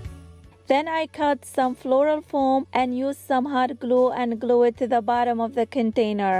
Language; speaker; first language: English; non-native, fluent; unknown